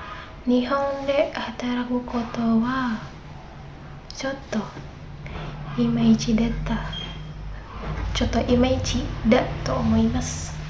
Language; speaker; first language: Japanese; non-native, learner; Indonesian